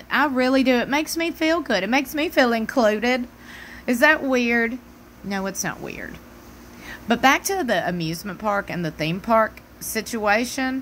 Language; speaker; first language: English; native; English